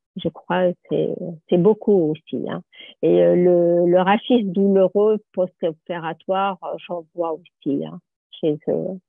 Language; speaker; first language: French; native; French